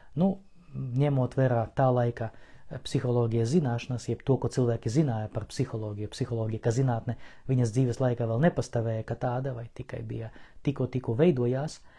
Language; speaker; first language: Latvian; non-native, local second language; Russian